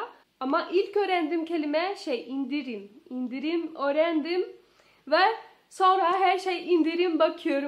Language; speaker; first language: Turkish; non-native, learner; Portuguese